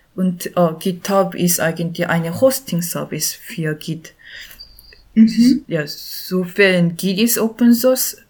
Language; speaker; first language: German; non-native, learner; Korean